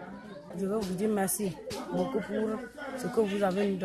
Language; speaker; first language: French; non-native, local second language; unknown